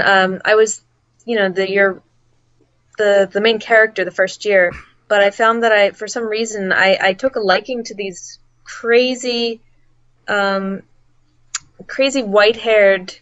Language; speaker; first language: English; native; English